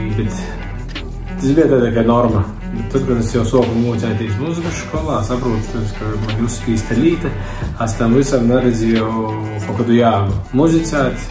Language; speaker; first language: Latvian; native; Latvian